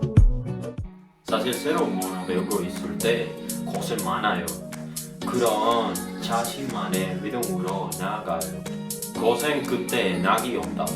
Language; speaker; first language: Korean; non-native, learner; Spanish